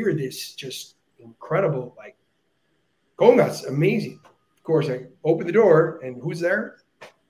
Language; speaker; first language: English; native; English